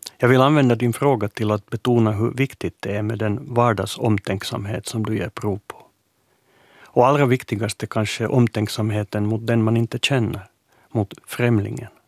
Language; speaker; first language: Swedish; native; Swedish